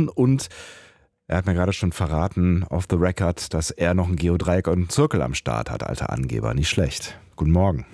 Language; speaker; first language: German; native; German